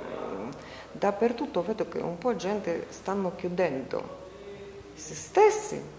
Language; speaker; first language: Italian; non-native, learner; Ukrainian